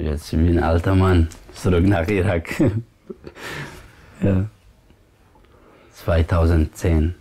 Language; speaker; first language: German; non-native, learner; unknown